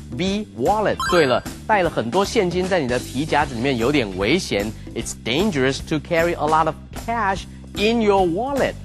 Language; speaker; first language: Chinese; native; Chinese